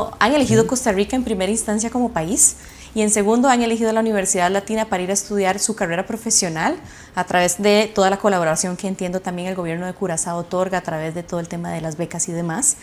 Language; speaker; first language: Spanish; native; Spanish